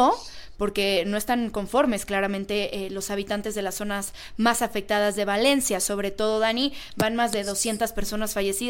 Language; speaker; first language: Spanish; native; Spanish